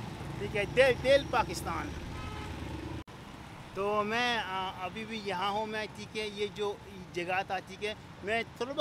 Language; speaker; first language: Hindi; non-native, learner; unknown